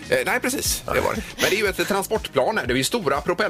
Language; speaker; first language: Swedish; native; Swedish